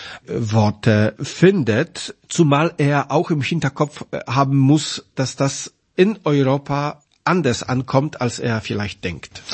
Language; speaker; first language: German; non-native, fluent; Polish